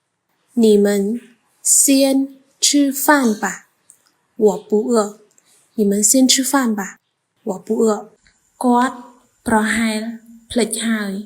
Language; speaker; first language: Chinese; non-native, fluent; Khmer